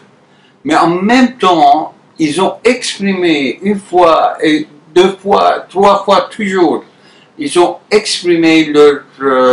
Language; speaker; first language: French; non-native, fluent; Arabic